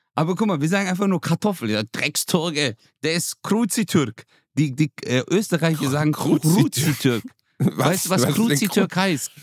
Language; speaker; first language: German; early bilingual, other home language; Turkish